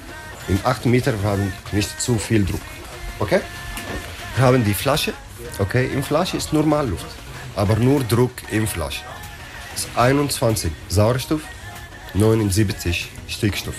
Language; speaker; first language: German; non-native, learner; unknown